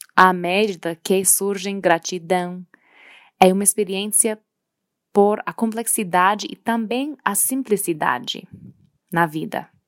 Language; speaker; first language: Portuguese; non-native, fluent; English